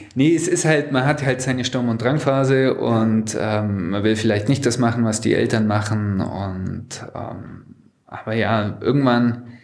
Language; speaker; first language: German; native; German